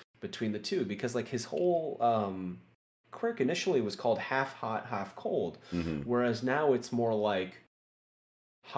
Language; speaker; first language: English; native; English